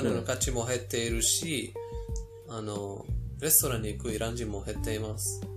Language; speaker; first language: Japanese; non-native, fluent; Persian